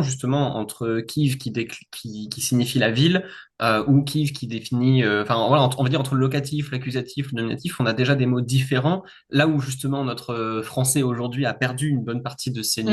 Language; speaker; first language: French; native; French